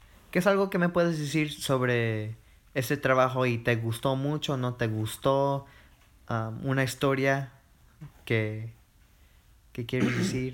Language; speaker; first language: Spanish; early bilingual, heritage; Spanish